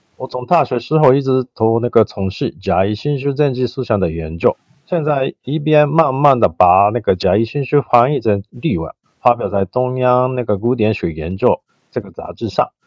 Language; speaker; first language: Chinese; non-native, fluent; Japanese